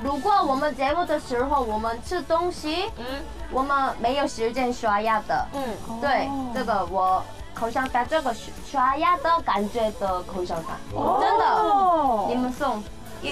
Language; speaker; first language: Chinese; non-native, fluent; Korean